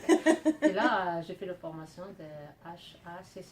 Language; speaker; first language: French; non-native, learner; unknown